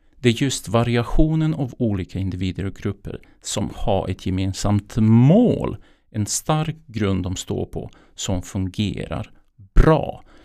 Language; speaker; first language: Swedish; non-native, fluent; Bosnian